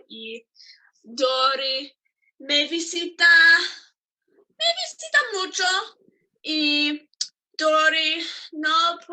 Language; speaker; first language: Spanish; non-native, learner; English